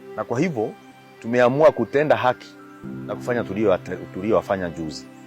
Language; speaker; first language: Swahili; non-native, local second language; Kikuyu